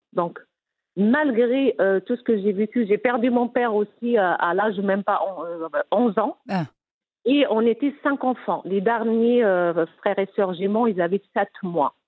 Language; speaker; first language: French; non-native, local second language; Arabic